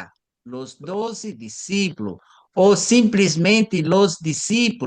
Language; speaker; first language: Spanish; non-native, learner; Portuguese